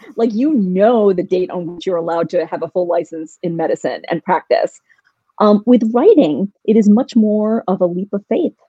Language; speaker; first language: English; early bilingual, other home language; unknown